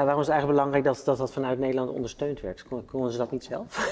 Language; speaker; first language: Dutch; native; Dutch